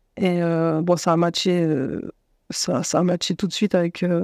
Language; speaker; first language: French; native; French